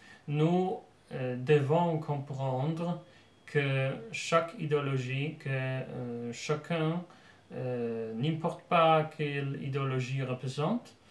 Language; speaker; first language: French; non-native, fluent; Polish